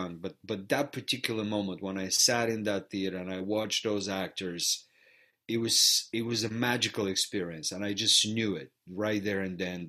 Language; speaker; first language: English; non-native, fluent; Bulgarian